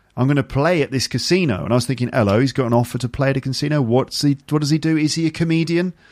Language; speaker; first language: English; native; English